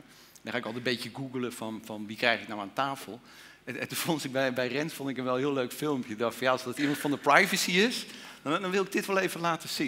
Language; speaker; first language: Dutch; native; Dutch